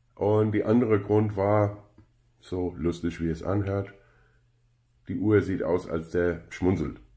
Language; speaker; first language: German; non-native, fluent; English